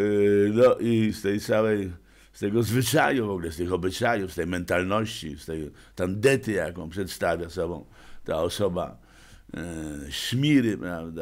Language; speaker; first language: Polish; native; Polish